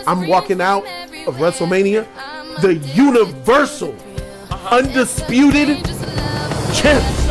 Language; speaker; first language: English; native; English